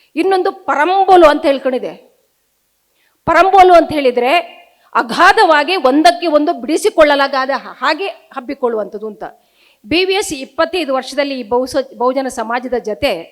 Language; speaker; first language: Kannada; non-native, local second language; Tulu